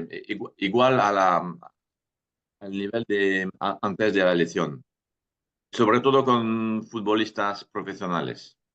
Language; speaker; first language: Spanish; non-native, fluent; French